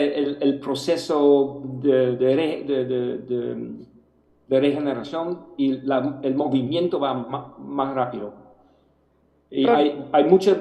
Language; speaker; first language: Spanish; non-native, fluent; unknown